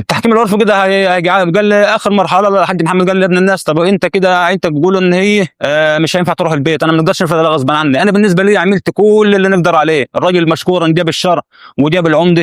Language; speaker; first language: Arabic; native; Arabic